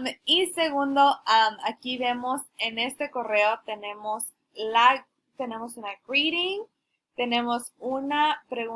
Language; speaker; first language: Spanish; early bilingual, heritage; Spanish